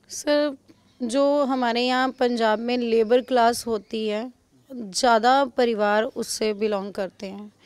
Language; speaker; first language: Hindi; non-native, local second language; Punjabi